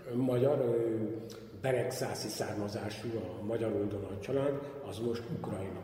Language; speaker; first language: Hungarian; early bilingual, heritage; Hungarian